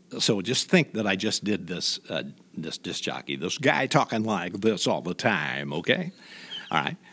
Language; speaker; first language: English; native; English